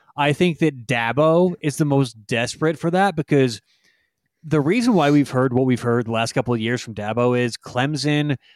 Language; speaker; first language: English; native; English